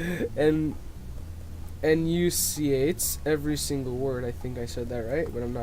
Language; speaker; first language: English; native; English